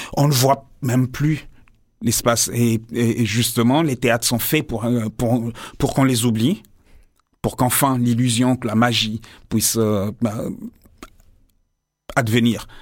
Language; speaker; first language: French; non-native, local second language; Lingala